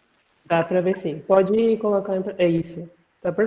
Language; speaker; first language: Portuguese; non-native, fluent; Spanish